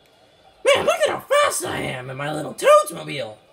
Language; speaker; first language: English; native; English